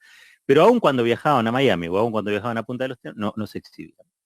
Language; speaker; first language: Spanish; native; Spanish